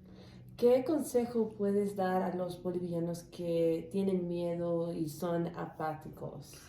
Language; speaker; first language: Spanish; non-native, learner; English